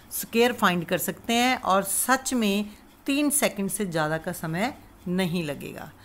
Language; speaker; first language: Hindi; non-native, local second language; Punjabi